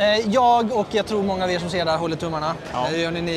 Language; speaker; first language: Swedish; native; Swedish